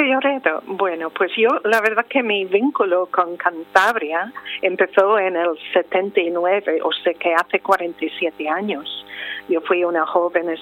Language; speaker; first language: Spanish; non-native, fluent; English